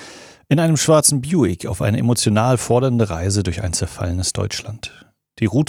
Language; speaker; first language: German; native; German